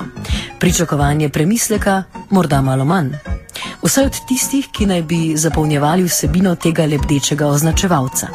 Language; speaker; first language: Slovenian; native; Slovenian